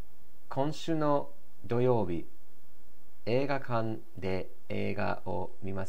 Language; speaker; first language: Japanese; non-native, learner; English